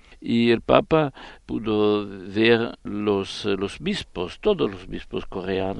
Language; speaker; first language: Spanish; non-native, fluent; Italian